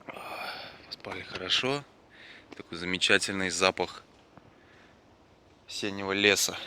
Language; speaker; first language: Russian; native; Russian